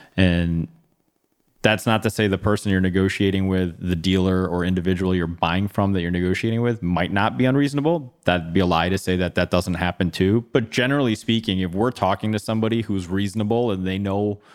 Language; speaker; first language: English; native; English